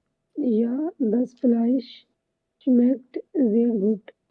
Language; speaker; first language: German; non-native, learner; Urdu